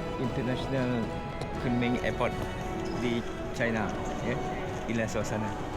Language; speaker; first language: Malay; native; Malay